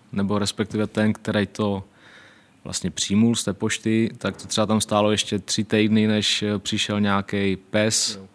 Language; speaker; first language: Czech; early bilingual, other home language; Ukrainian